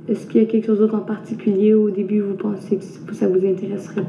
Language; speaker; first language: French; native; French